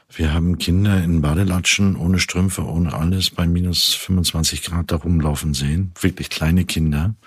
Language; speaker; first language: German; native; German